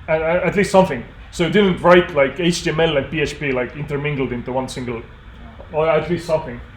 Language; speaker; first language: English; non-native, fluent; Estonian